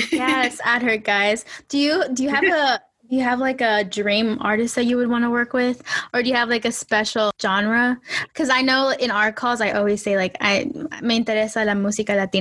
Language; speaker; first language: English; early bilingual, other home language; Spanish